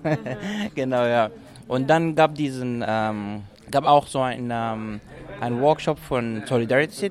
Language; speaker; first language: German; non-native, local second language; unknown